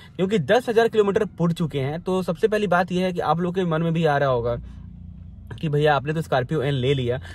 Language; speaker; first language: Hindi; native; Hindi